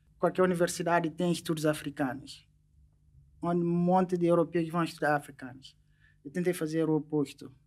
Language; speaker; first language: Portuguese; non-native, local second language; Upper Guinea Crioulo